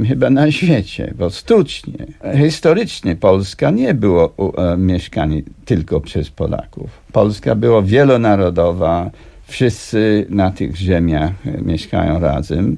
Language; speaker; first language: Polish; non-native, fluent; English